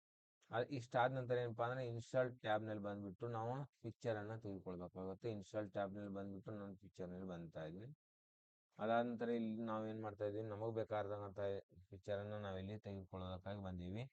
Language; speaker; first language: Kannada; native; Kannada